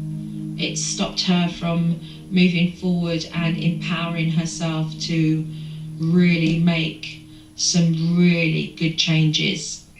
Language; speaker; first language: English; native; English